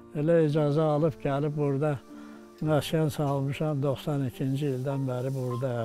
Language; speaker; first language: Azerbaijani; non-native, local second language; Avaric